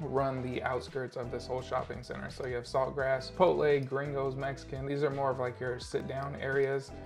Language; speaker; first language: English; native; English